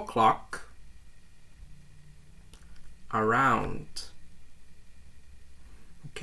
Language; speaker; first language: English; non-native, fluent; Portuguese